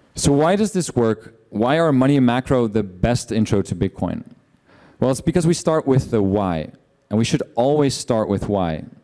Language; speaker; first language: English; non-native, fluent; Dutch